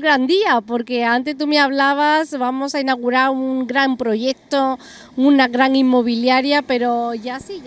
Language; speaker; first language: Spanish; native; Spanish